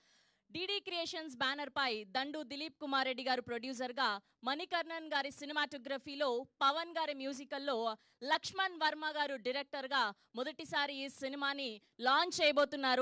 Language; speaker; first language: Telugu; native; Telugu